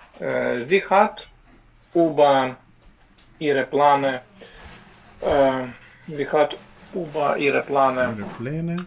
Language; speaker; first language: German; non-native, learner; Ukrainian